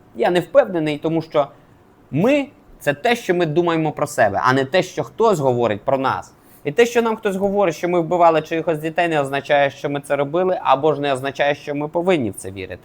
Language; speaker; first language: Ukrainian; native; Ukrainian